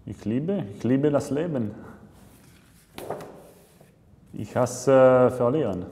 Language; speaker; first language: German; non-native, local second language; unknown